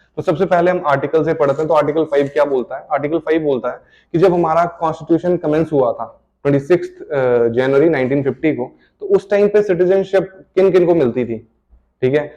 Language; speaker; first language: Hindi; native; Hindi